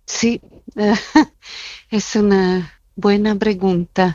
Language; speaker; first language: Spanish; non-native, fluent; German